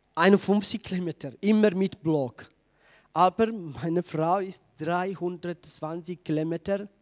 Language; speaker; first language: German; non-native, fluent; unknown